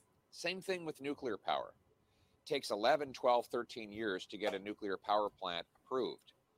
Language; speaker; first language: English; native; English